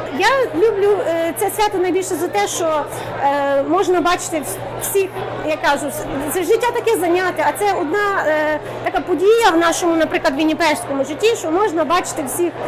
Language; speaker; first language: Ukrainian; early bilingual, heritage; Ukrainian